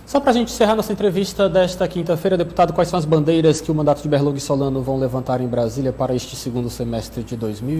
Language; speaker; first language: Portuguese; native; Portuguese